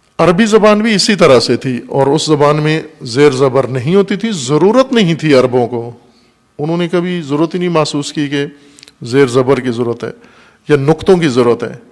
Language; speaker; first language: Urdu; non-native, local second language; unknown